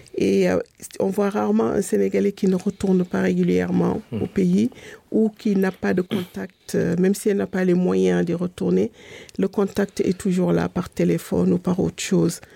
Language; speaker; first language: French; non-native, local second language; Wolof